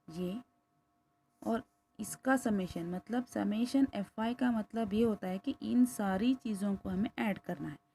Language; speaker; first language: Hindi; non-native, local second language; Kannada